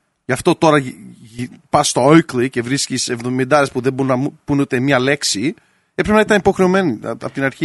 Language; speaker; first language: Greek; early bilingual, heritage; Greek